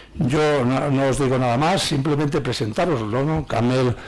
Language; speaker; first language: Spanish; native; Spanish